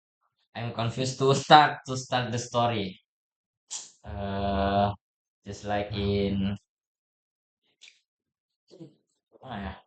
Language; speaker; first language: English; non-native, learner; Indonesian